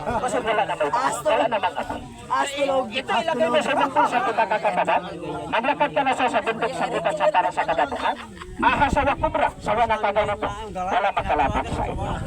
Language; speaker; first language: Filipino; non-native, local second language; Cebuano